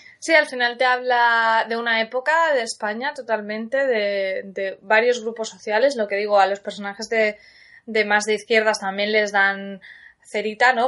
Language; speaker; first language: Spanish; native; Spanish